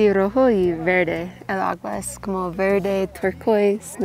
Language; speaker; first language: Spanish; non-native, learner; English